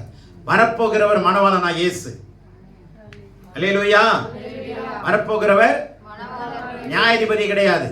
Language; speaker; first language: Tamil; native; Tamil